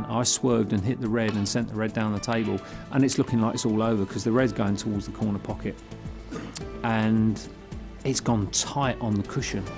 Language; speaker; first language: English; native; English